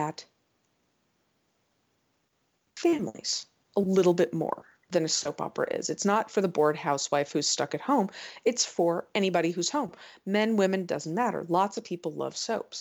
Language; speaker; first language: English; native; English